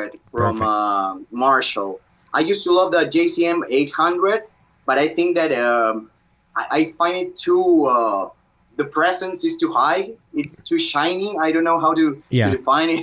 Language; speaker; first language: English; non-native, fluent; Spanish